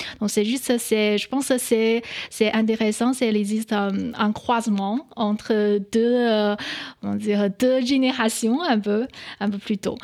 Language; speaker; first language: French; non-native, fluent; Chinese